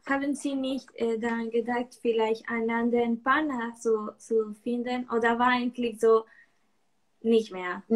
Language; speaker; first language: German; non-native, learner; Spanish